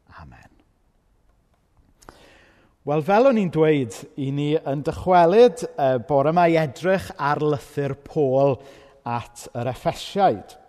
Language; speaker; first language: Welsh; native; Welsh